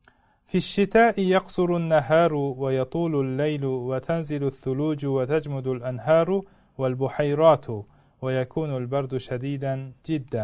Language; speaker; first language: Arabic; non-native, fluent; Uzbek